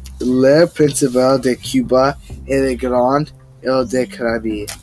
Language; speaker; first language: French; non-native, learner; English